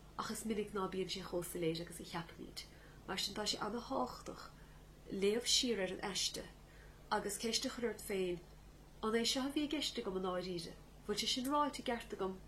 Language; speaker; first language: Irish; native; Irish